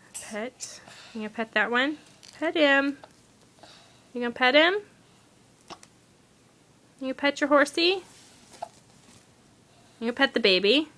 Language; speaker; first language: English; native; English